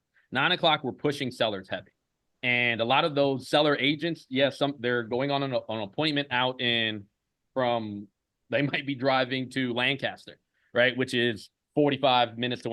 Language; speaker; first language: English; native; English